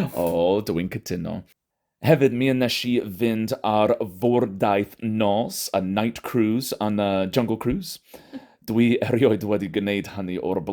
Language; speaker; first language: Welsh; non-native, fluent; English